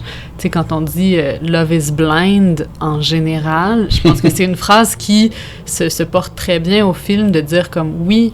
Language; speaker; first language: French; native; French